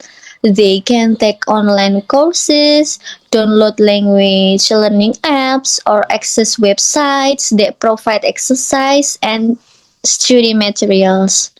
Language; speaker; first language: English; non-native, learner; Indonesian